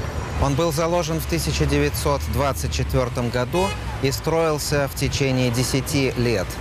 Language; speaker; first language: Russian; native; Russian